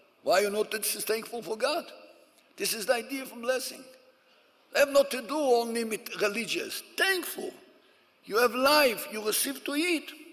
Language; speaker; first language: English; non-native, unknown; Hebrew